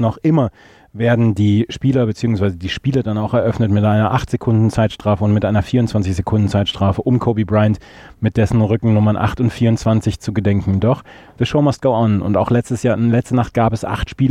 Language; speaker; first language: German; native; German